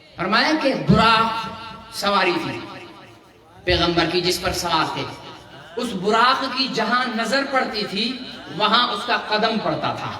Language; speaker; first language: Urdu; non-native, local second language; Sindhi